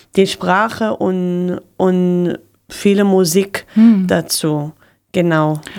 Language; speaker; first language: German; non-native, fluent; Hebrew